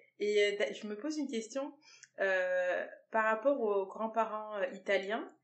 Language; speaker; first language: French; native; French